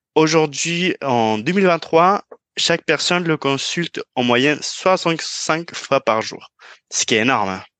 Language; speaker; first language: French; non-native, fluent; Spanish